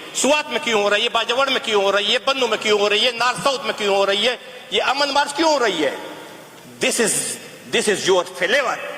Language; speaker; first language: Urdu; non-native, local second language; Pashto